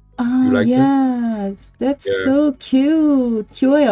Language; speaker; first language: English; non-native, learner; Turkish